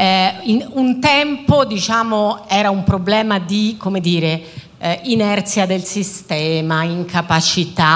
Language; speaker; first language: Italian; native; Italian